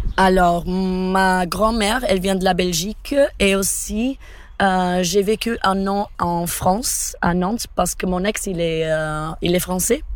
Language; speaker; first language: French; non-native, fluent; Portuguese